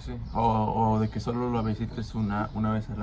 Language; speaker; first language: Spanish; native; Spanish